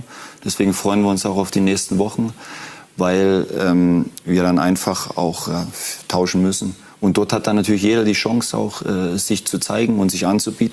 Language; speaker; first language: German; native; German